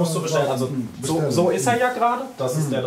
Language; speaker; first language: German; native; German